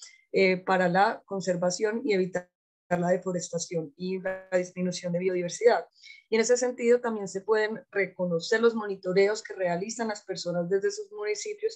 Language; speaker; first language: Spanish; native; Spanish